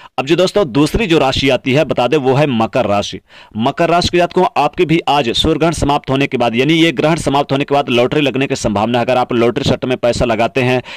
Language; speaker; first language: Hindi; native; Hindi